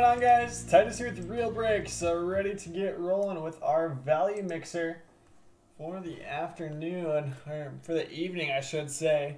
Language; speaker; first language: English; native; English